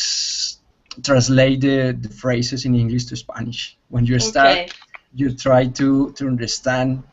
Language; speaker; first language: English; non-native, learner; Spanish